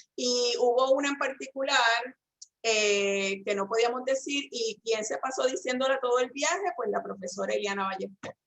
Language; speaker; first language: Spanish; native; Spanish